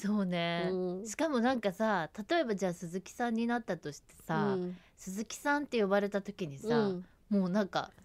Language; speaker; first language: Japanese; native; Japanese